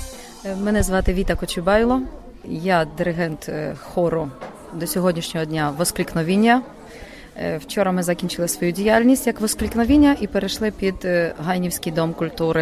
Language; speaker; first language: Ukrainian; early bilingual, heritage; Ukrainian